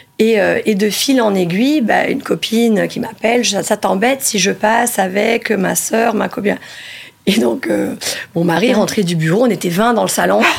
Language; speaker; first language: French; early bilingual, other home language; Italian